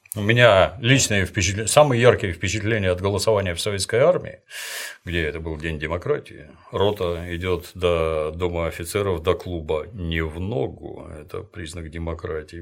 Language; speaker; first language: Russian; native; Russian